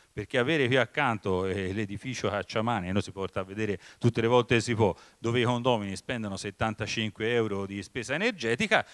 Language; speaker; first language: Italian; native; Italian